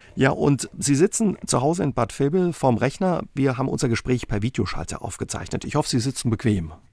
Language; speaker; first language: German; native; German